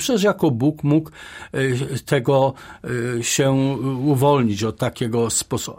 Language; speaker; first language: Polish; native; Polish